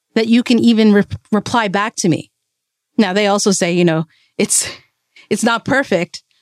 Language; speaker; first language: English; early bilingual, other home language; Malayalam